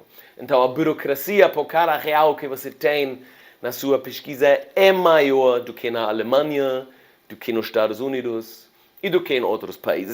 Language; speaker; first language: Portuguese; non-native, fluent; German